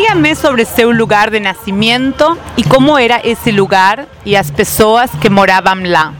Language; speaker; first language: Portuguese; non-native, fluent; Spanish